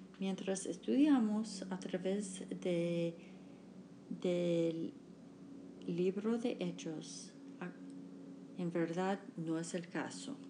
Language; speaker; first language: Spanish; non-native, learner; English